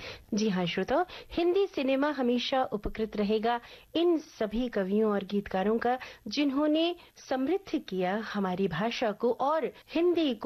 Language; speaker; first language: Hindi; native; Hindi